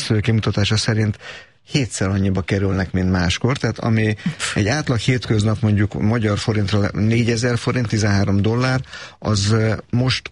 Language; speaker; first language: Hungarian; native; Hungarian